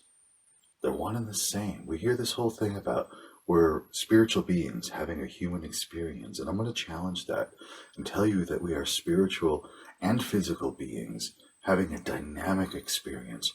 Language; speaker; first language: English; native; English